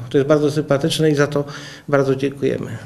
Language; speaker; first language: Polish; native; Polish